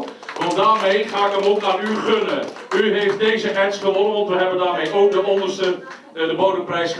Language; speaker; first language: Dutch; native; Dutch